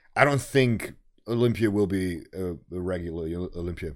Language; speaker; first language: English; non-native, fluent; German